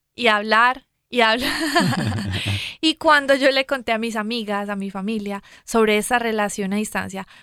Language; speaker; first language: Spanish; native; Spanish